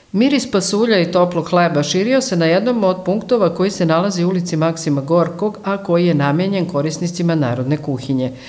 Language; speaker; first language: Serbian; native; Serbian